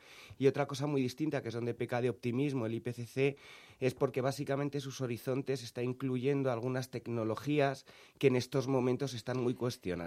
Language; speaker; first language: Spanish; native; Spanish